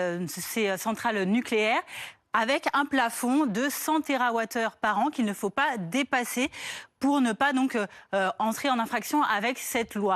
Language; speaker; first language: French; native; French